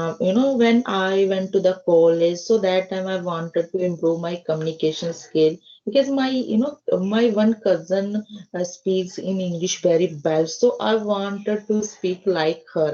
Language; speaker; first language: English; non-native, learner; Hindi